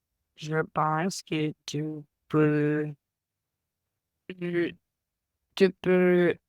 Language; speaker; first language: French; non-native, learner; Spanish